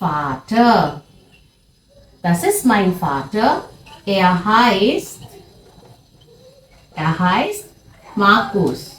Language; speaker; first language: German; non-native, fluent; Hindi